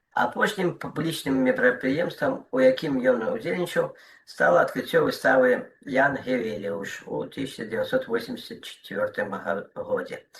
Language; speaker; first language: Belarusian; non-native, local second language; Russian